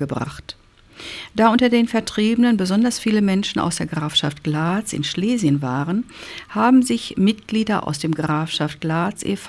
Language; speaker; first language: German; native; German